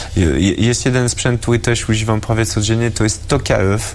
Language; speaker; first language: Polish; early bilingual, heritage; French